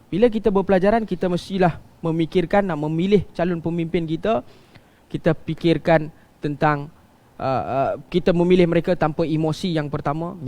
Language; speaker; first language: Malay; non-native, local second language; Tamil